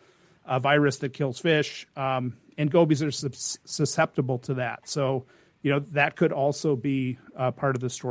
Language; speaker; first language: English; native; English